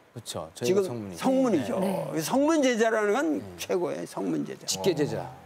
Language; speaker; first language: Korean; native; Korean